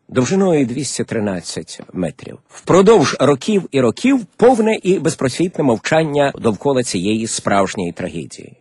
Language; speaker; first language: Ukrainian; native; Ukrainian